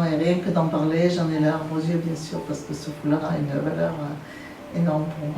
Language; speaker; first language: French; native; French